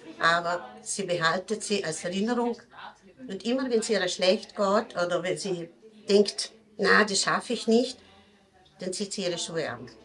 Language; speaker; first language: German; native; German